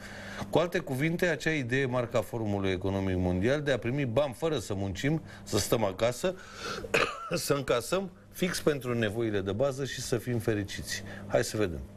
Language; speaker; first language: Romanian; native; Romanian